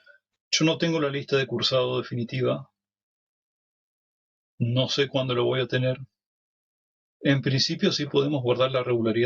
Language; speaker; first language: Spanish; native; Spanish